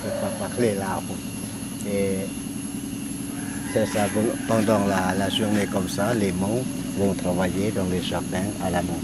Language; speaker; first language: French; non-native, fluent; Lao